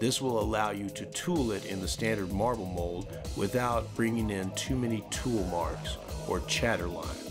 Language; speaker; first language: English; native; English